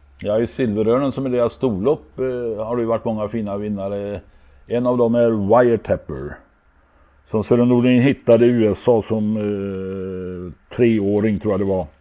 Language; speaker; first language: Swedish; native; Swedish